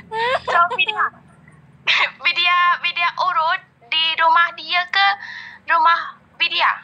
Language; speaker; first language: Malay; non-native, learner; Vietnamese